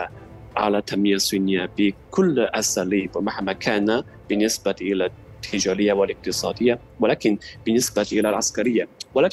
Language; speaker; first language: Arabic; non-native, fluent; Chinese